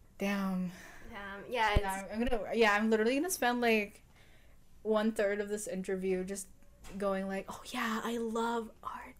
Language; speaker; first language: English; non-native, local second language; Filipino